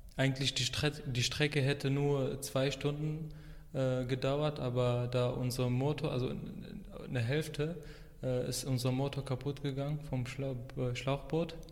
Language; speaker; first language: German; non-native, fluent; Arabic